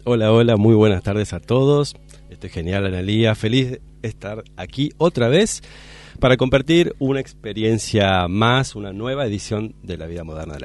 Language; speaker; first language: Spanish; native; Spanish